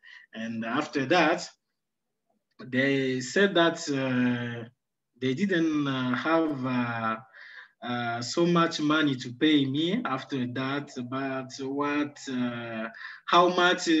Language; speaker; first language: English; non-native, fluent; Sango